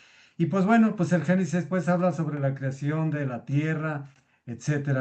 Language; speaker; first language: Spanish; native; Spanish